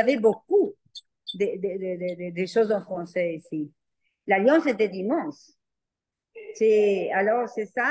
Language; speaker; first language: French; non-native, learner; Spanish